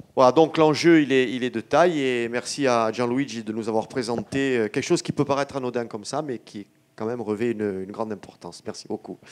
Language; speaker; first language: French; native; French